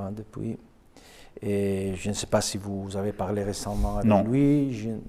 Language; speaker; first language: French; non-native, fluent; Spanish